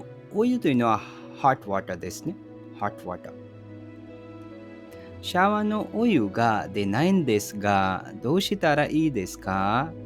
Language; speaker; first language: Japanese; non-native, fluent; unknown